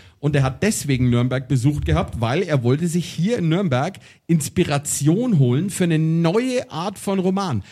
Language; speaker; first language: German; native; German